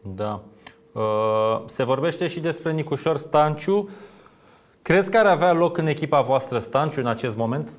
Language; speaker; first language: Romanian; native; Romanian